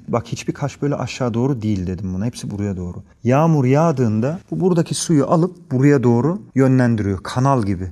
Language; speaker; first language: Turkish; early bilingual, heritage; Turkish